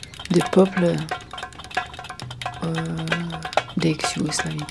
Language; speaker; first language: French; non-native, fluent; Serbian